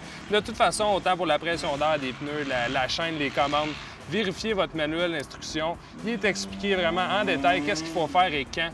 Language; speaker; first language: French; native; French